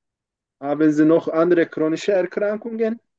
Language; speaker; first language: German; non-native, fluent; Turkish